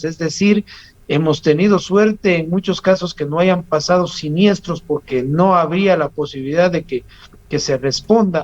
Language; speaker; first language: Spanish; native; Spanish